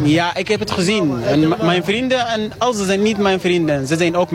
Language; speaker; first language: Dutch; non-native, fluent; Arabic